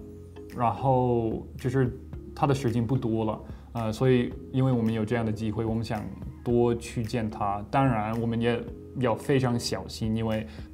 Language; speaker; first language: Chinese; non-native, fluent; English